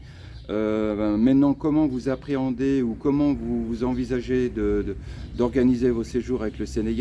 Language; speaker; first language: French; native; French